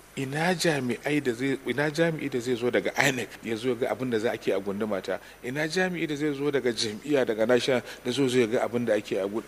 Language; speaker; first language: Hausa; native; Hausa